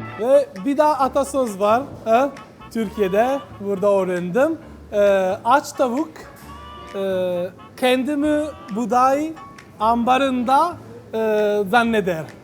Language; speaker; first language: Turkish; non-native, learner; Italian